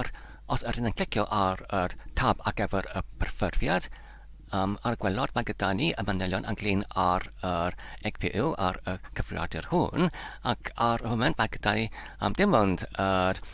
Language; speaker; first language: Welsh; non-native, learner; Polish